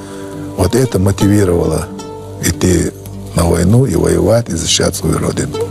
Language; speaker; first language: Russian; non-native, local second language; Chechen